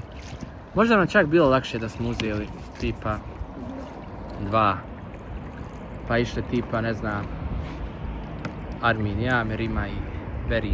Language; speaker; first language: Bosnian; native; Bosnian